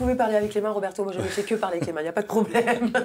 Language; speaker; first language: French; native; French